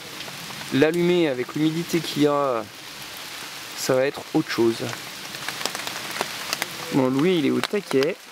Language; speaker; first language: French; native; French